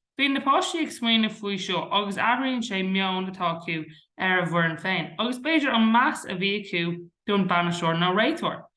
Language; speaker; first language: Irish; non-native, local second language; English